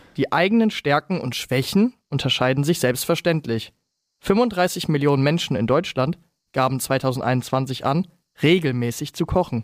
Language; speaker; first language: German; native; German